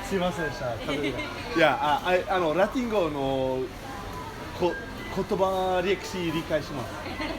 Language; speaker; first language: Japanese; non-native, learner; English